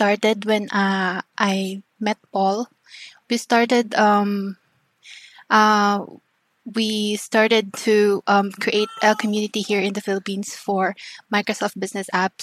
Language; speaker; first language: English; non-native, local second language; Filipino